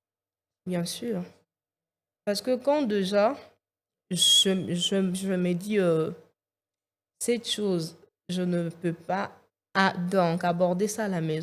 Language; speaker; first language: French; non-native, local second language; Lingala